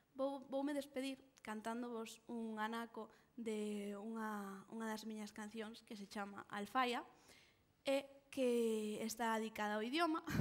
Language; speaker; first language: Galician; non-native, local second language; Spanish